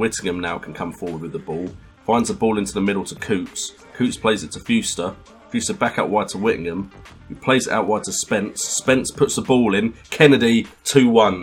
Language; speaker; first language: English; native; English